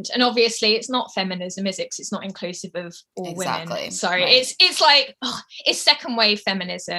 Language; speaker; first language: English; native; English